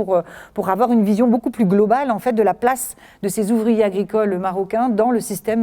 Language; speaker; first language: French; native; French